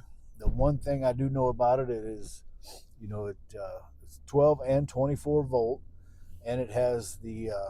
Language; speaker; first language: English; native; English